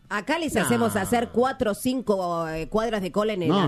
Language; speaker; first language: Spanish; native; Spanish